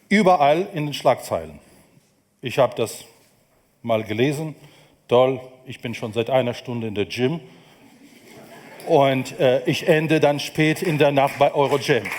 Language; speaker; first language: German; non-native, fluent; Ukrainian